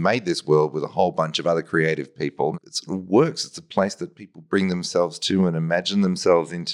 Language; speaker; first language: English; native; English